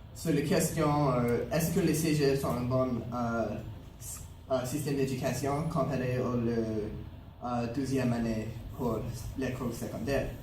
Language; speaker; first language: French; non-native, local second language; English